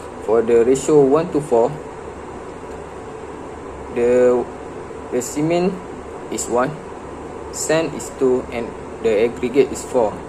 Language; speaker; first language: English; non-native, learner; Malay